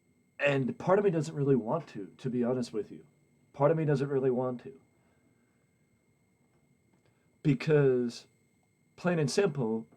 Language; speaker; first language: English; native; English